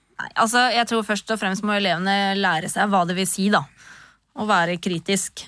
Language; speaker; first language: Norwegian; native; Norwegian